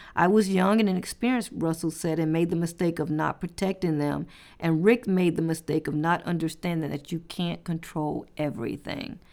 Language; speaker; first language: English; native; English